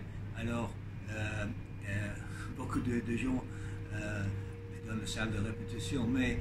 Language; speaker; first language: French; non-native, learner; English